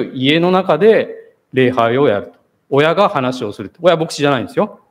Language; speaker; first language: Japanese; native; Japanese